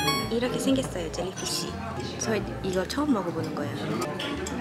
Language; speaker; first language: Korean; non-native, fluent; Malay